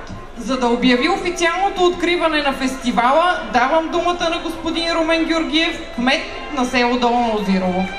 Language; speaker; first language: Bulgarian; native; Bulgarian